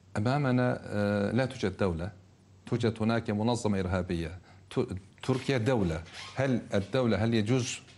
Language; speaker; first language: Arabic; non-native, fluent; Turkish